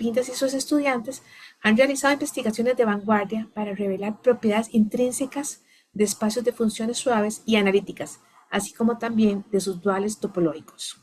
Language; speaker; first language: Spanish; native; Spanish